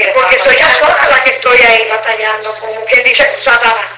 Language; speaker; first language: Spanish; native; Spanish